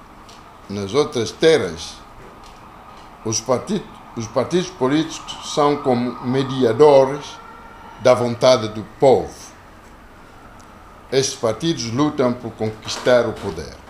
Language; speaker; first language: Portuguese; non-native, local second language; Kongo